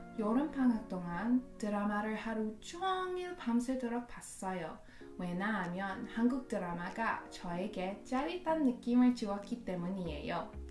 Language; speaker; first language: Korean; non-native, learner; Persian